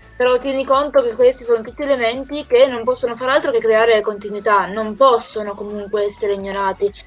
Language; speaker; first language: Italian; native; Italian